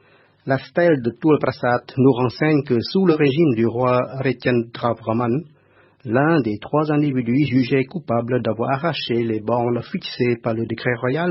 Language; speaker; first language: French; non-native, fluent; Khmer